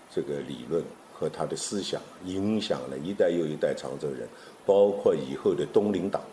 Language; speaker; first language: Chinese; native; Chinese